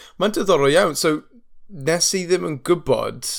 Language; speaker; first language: Welsh; non-native, learner; English